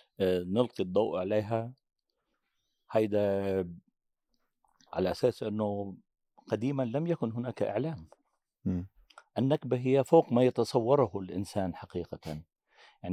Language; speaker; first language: Arabic; native; Arabic